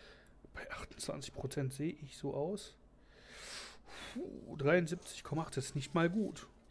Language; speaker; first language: German; native; German